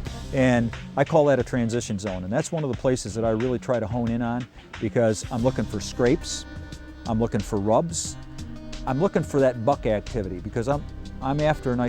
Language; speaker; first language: English; native; English